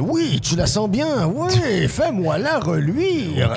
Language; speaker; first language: French; native; French